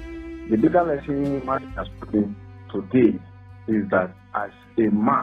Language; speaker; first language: English; non-native, local second language; Yoruba